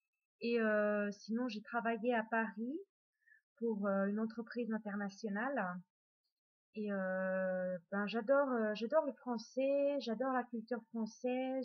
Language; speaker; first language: French; early bilingual, other home language; Finnish